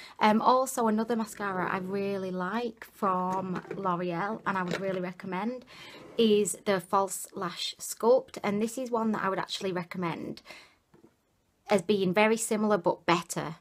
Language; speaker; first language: English; native; English